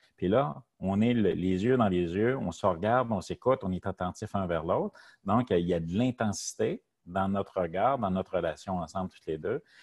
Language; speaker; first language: French; native; French